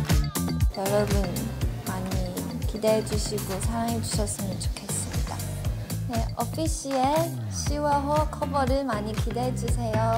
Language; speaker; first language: Korean; non-native, fluent; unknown